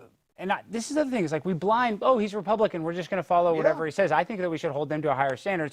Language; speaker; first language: English; native; English